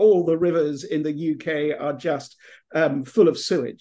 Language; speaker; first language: English; native; English